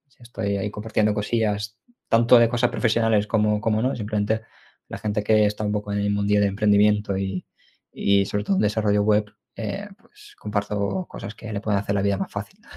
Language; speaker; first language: Spanish; early bilingual, other home language; Ukrainian